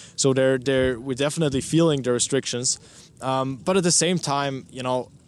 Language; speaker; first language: English; non-native, fluent; German